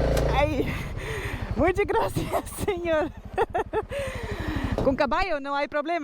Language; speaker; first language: Spanish; non-native, learner; Dutch